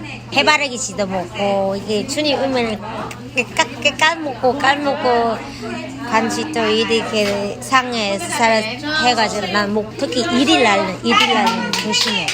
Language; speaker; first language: Korean; non-native, fluent; Vietnamese